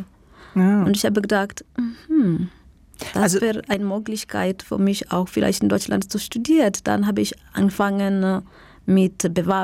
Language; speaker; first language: German; non-native, learner; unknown